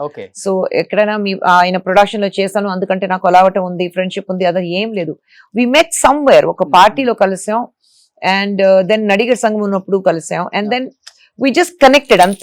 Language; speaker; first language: Telugu; non-native, fluent; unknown